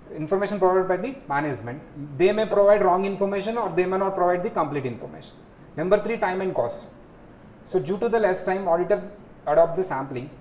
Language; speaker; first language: English; non-native, local second language; Telugu